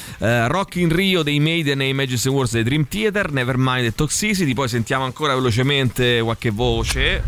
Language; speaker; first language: Italian; native; Italian